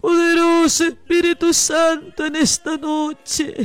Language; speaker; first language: Spanish; native; Spanish